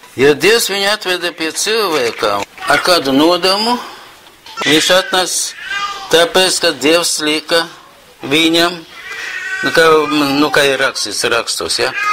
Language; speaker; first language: Latvian; non-native, local second language; Russian